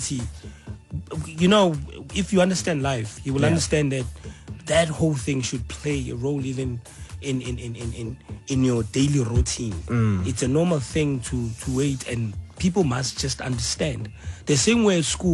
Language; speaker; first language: English; non-native, local second language; Southern Sotho